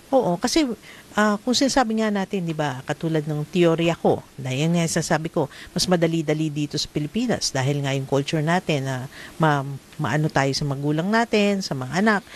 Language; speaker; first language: Filipino; native; Filipino